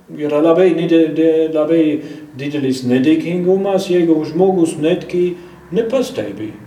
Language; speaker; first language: Lithuanian; non-native, fluent; German